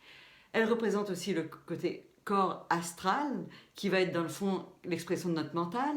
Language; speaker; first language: French; native; French